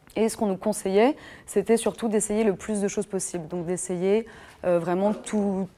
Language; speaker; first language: French; native; French